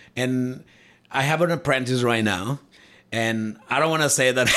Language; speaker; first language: English; non-native, fluent; Spanish